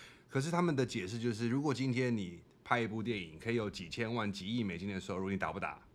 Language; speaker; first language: Chinese; non-native, fluent; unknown